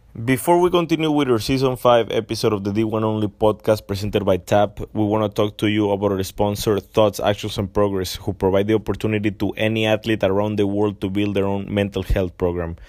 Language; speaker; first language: English; non-native, fluent; Spanish